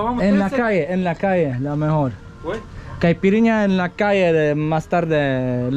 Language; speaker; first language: Spanish; non-native, learner; Polish